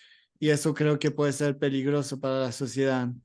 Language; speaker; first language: Spanish; non-native, learner; English